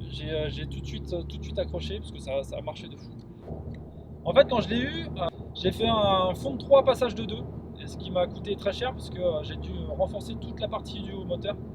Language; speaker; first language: French; native; French